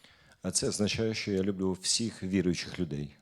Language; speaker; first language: Ukrainian; non-native, local second language; Russian